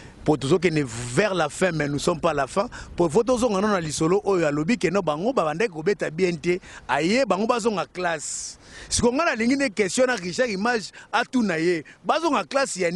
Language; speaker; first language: French; non-native, local second language; Lingala